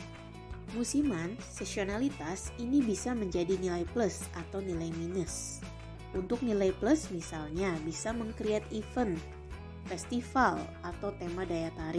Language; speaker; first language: Indonesian; native; Indonesian